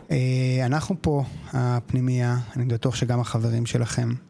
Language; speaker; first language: Hebrew; native; Hebrew